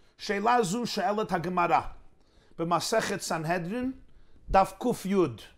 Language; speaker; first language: Hebrew; non-native, fluent; English